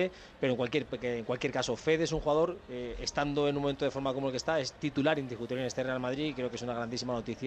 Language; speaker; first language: Spanish; native; Spanish